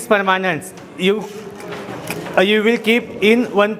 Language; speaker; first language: English; non-native, local second language; Hindi